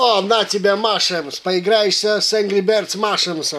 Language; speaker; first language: Russian; early bilingual, heritage; Russian